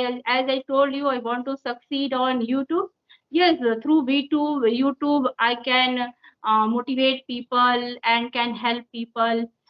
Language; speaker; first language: English; non-native, local second language; Hindi